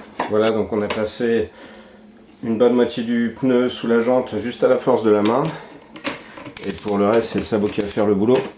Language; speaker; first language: French; native; French